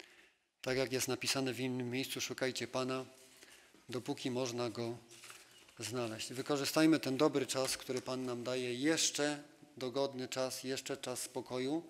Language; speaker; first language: Polish; native; Polish